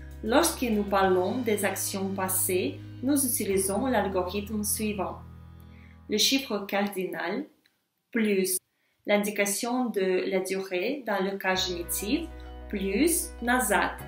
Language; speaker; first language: French; non-native, fluent; Russian